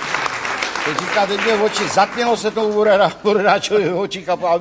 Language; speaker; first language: Czech; native; Czech